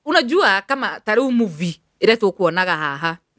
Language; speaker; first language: Swahili; non-native, local second language; Kikuyu